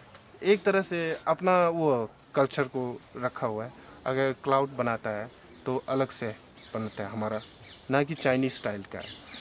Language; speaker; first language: Hindi; non-native, local second language; Tibetan